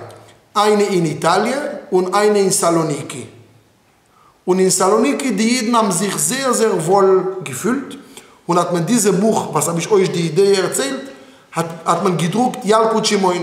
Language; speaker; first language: German; non-native, fluent; Hebrew